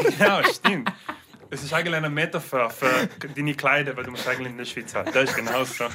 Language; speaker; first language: German; non-native, learner; English